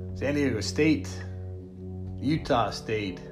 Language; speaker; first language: English; native; English